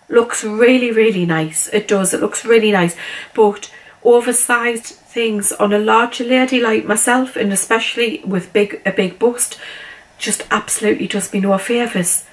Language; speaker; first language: English; native; English